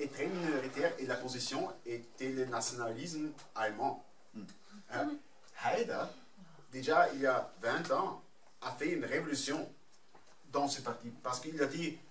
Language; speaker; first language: French; non-native, fluent; German